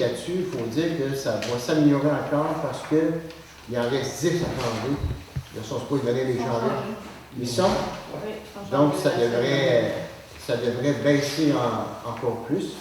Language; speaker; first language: French; native; French